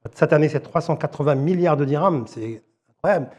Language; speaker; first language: French; non-native, local second language; Arabic